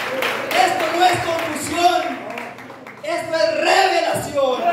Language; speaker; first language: Spanish; native; Spanish